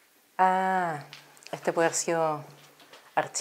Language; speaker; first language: Spanish; native; Spanish